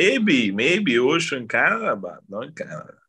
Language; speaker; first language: English; non-native, learner; Italian